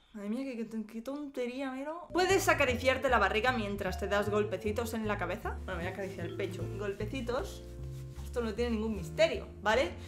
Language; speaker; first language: Spanish; native; Spanish